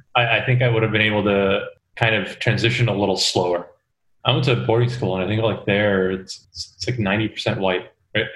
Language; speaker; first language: English; early bilingual, other home language; Korean